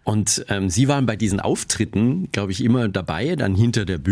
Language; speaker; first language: German; native; German